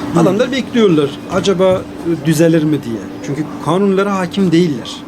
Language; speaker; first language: Turkish; non-native, fluent; Persian